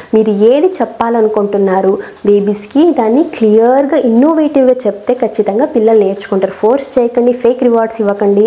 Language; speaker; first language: Telugu; non-native, local second language; Kannada